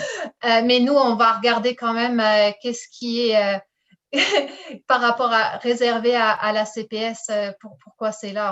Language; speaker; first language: French; native; French